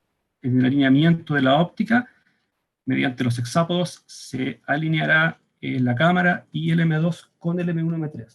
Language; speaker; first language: Spanish; native; Spanish